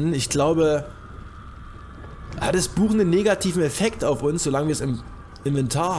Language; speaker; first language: German; native; German